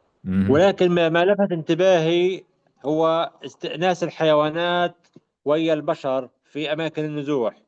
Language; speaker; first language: Arabic; native; Arabic